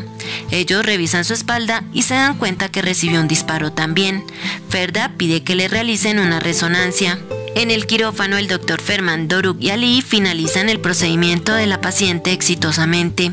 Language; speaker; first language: Spanish; native; Spanish